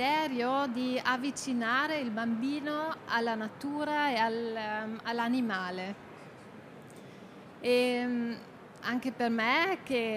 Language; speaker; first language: Italian; non-native, fluent; German